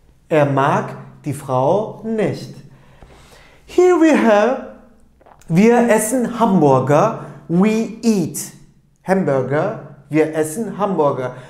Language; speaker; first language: German; non-native, fluent; Turkish